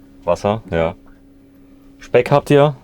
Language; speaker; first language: German; native; German